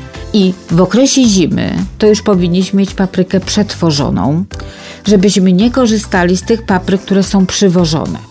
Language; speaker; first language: Polish; native; Polish